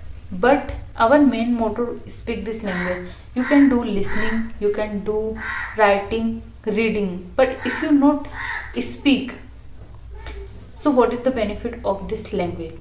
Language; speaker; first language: English; non-native, learner; Hindi